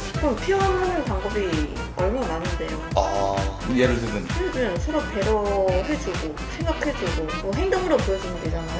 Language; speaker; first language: Korean; non-native, fluent; Vietnamese